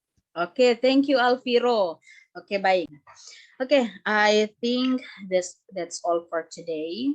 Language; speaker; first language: English; non-native, fluent; Indonesian